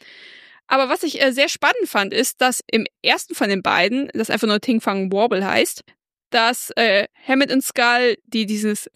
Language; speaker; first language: German; native; German